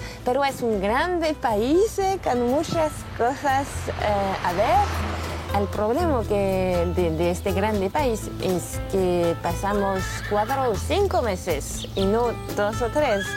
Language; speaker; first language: Spanish; non-native, learner; French